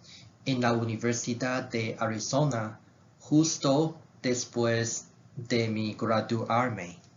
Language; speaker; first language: Spanish; non-native, learner; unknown